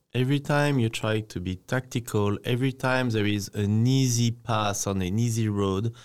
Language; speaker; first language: English; non-native, fluent; French